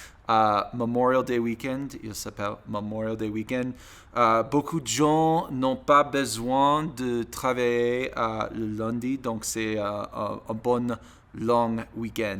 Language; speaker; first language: French; non-native, learner; English